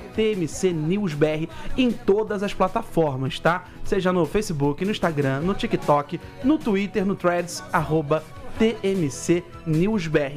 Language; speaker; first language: Portuguese; native; Portuguese